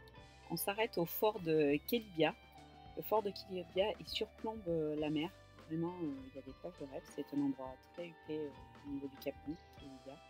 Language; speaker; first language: French; native; French